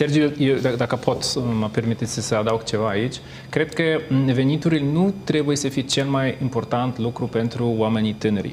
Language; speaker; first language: Romanian; non-native, fluent; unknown